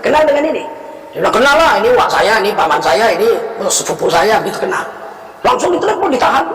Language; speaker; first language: Indonesian; native; Indonesian